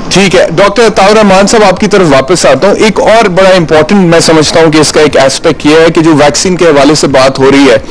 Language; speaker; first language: Urdu; native; Urdu